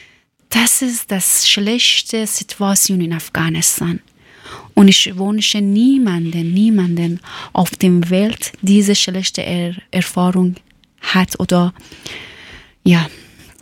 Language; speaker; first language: German; non-native, learner; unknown